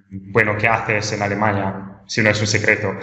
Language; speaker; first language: Spanish; non-native, fluent; Italian